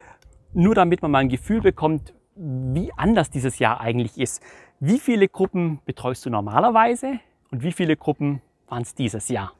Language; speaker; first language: German; native; German